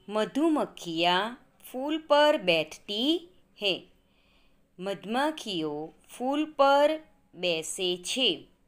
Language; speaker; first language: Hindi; non-native, local second language; Gujarati